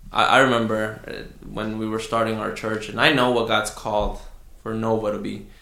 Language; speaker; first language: English; early bilingual, other home language; Spanish